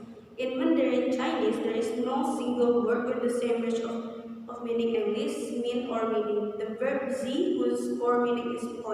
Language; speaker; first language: English; non-native, learner; Indonesian